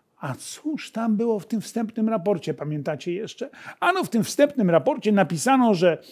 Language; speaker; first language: Polish; native; Polish